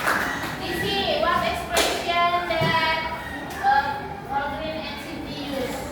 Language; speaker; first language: English; non-native, learner; Indonesian